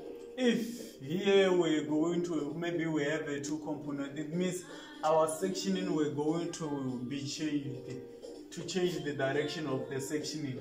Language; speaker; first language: English; non-native, local second language; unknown